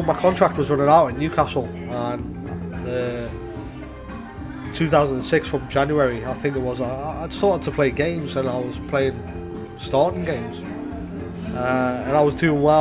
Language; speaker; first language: English; native; English